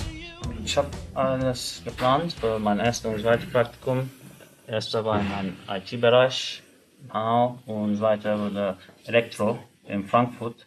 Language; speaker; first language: German; non-native, learner; Turkish